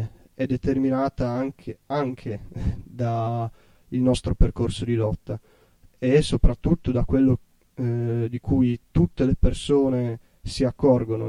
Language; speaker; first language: Italian; native; Italian